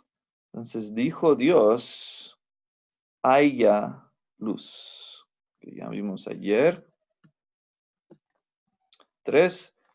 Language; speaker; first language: Spanish; non-native, fluent; English